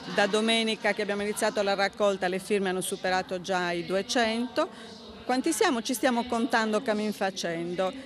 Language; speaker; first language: Italian; native; Italian